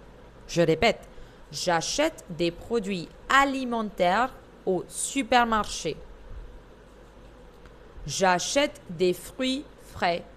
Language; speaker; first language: French; non-native, fluent; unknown